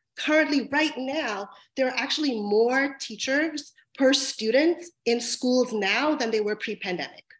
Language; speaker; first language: English; native; English